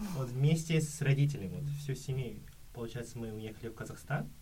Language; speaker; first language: Russian; early bilingual, other home language; Korean